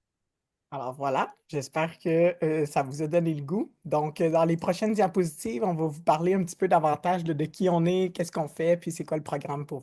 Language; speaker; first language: French; native; French